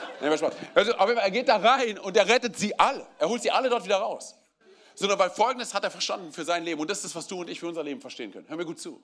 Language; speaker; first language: German; early bilingual, other home language; Romanian